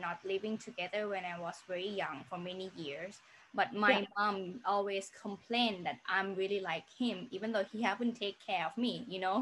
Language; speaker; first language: English; non-native, learner; Thai